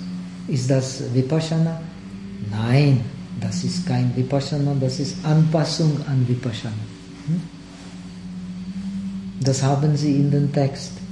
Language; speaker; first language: German; non-native, fluent; Czech